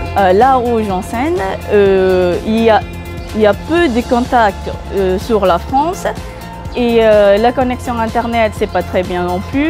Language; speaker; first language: French; non-native, fluent; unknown